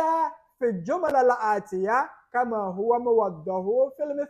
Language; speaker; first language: Arabic; non-native, fluent; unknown